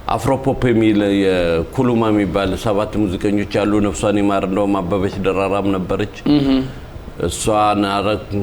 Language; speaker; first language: Amharic; native; Amharic